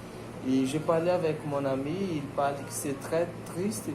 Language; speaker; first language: French; non-native, learner; Portuguese